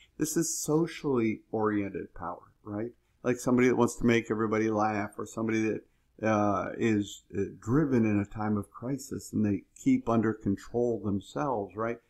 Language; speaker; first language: English; native; English